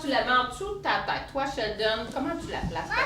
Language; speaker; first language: French; native; French